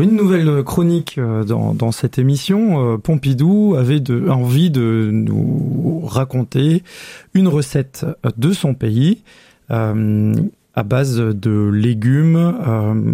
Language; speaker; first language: French; native; French